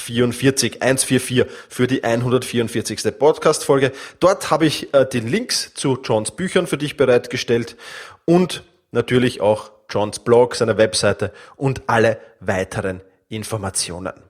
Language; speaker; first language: German; native; German